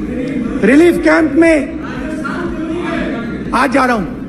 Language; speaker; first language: Hindi; native; Hindi